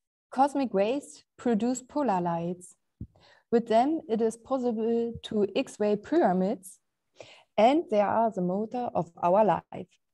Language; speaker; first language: English; non-native, fluent; German